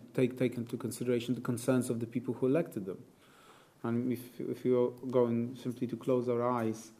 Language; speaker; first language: English; non-native, fluent; Polish